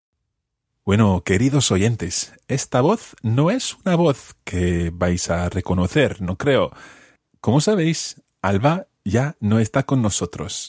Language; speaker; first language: Spanish; non-native, fluent; English